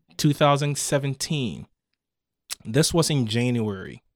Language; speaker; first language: English; non-native, local second language; Akan